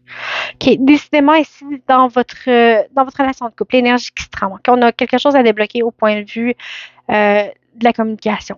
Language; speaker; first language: French; native; French